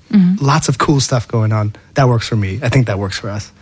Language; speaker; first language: English; native; English